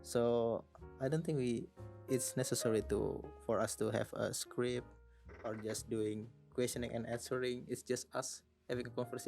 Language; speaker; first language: English; non-native, learner; Indonesian